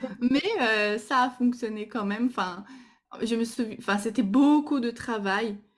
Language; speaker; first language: French; non-native, fluent; Portuguese